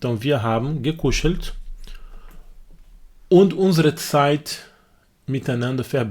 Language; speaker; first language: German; non-native, fluent; Portuguese